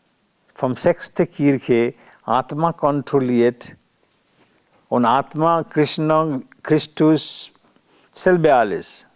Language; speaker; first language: German; non-native, learner; Bangla